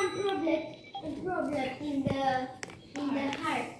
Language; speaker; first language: English; non-native, learner; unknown